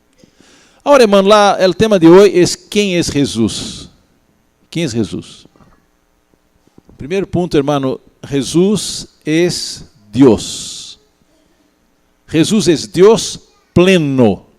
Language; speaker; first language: Spanish; non-native, learner; Portuguese